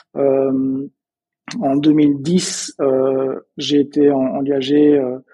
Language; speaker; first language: French; native; French